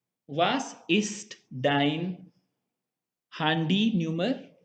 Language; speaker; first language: German; non-native, fluent; Hindi